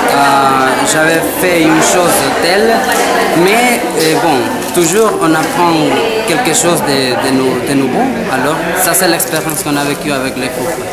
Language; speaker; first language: French; non-native, fluent; Spanish